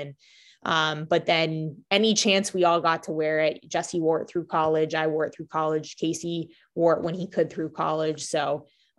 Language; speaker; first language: English; native; English